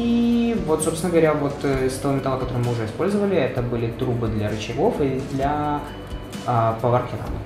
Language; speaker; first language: Russian; non-native, local second language; Ukrainian